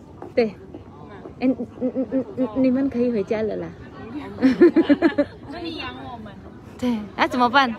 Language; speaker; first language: Chinese; non-native, learner; Javanese